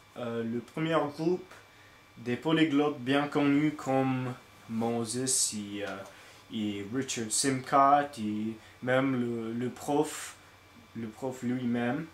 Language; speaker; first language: French; non-native, learner; English